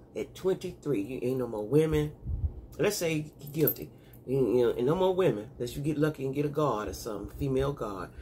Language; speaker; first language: English; native; English